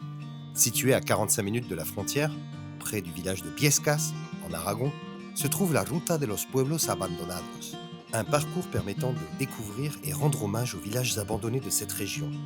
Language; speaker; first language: French; native; French